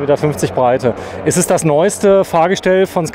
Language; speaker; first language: German; native; German